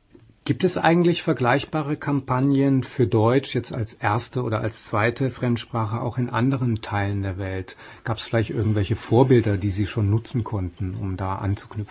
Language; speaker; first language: German; native; German